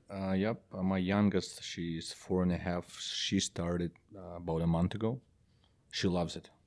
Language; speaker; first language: English; non-native, fluent; Belarusian